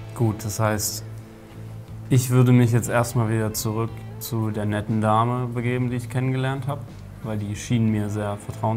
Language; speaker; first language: German; native; German